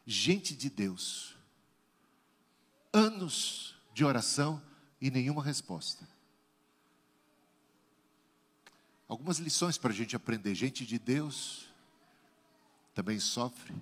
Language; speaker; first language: Portuguese; native; Portuguese